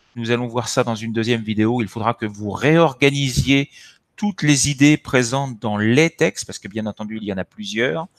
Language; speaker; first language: French; native; French